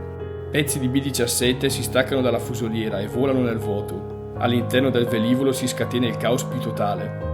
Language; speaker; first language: Italian; native; Italian